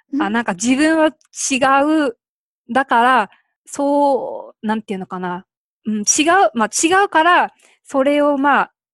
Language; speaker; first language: Japanese; early bilingual, other home language; Korean